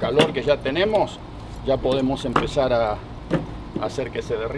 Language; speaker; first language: Spanish; native; Spanish